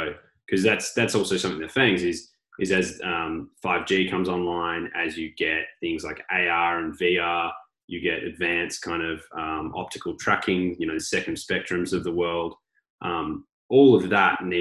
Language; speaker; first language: English; native; English